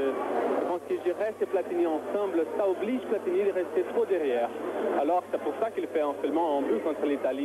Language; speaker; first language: French; non-native, learner; Portuguese